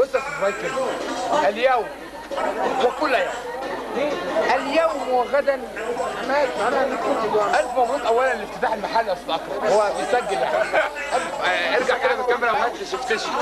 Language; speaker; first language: Arabic; native; Arabic